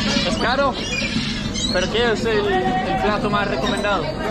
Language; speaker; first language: Spanish; non-native, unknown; Danish